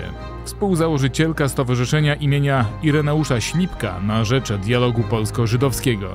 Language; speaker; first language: Polish; native; Polish